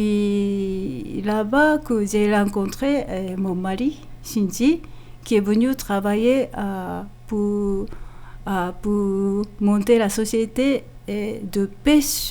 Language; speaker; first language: French; non-native, fluent; Japanese